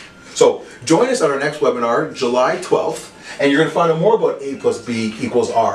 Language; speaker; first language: English; native; English